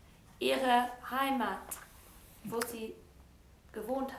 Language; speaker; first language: German; non-native, learner; Hungarian